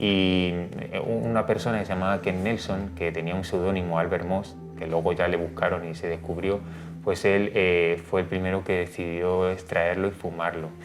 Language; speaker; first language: Spanish; native; Spanish